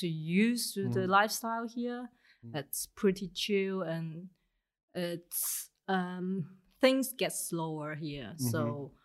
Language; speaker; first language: English; non-native, local second language; Cantonese